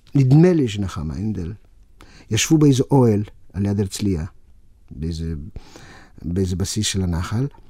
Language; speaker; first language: Hebrew; non-native, fluent; Yiddish